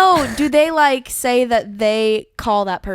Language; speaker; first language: English; native; English